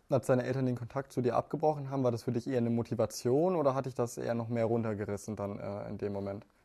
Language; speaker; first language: German; native; German